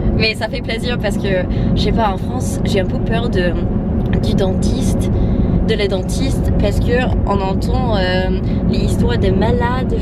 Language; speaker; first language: French; non-native, fluent; English